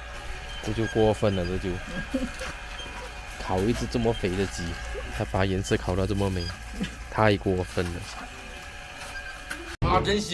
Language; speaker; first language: Chinese; native; Chinese